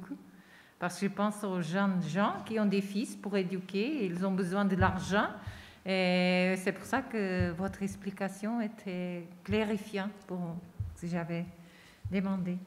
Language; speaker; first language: French; non-native, fluent; Portuguese